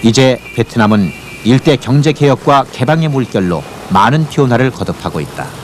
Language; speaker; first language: Korean; native; Korean